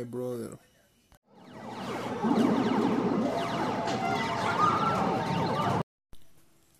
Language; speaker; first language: English; non-native, learner; Spanish